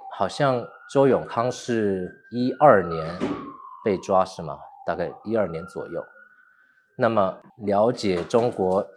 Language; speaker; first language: Chinese; early bilingual, heritage; Chinese